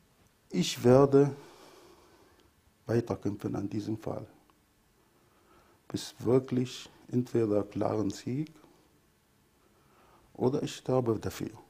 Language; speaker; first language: German; non-native, fluent; Arabic